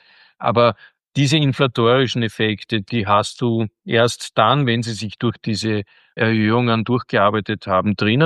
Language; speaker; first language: German; native; German